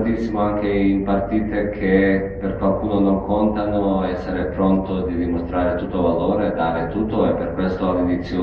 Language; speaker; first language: Italian; non-native, fluent; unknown